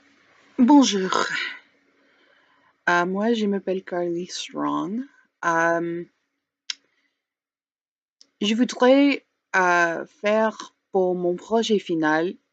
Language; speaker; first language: French; non-native, learner; English